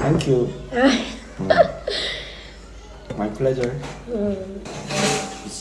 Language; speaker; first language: English; non-native, learner; Korean